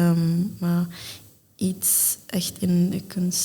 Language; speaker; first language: Dutch; non-native, learner; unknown